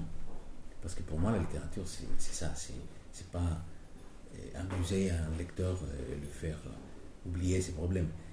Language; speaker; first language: French; non-native, fluent; Spanish